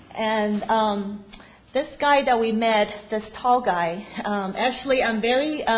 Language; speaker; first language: English; non-native, fluent; Chinese